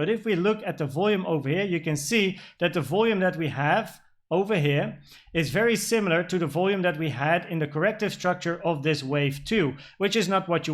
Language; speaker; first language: English; non-native, fluent; Dutch